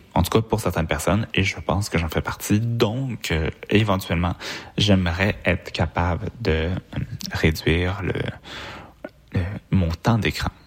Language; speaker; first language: French; native; French